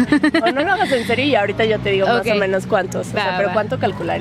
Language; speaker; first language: Spanish; native; Spanish